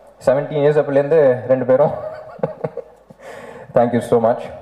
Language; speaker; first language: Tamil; non-native, local second language; Telugu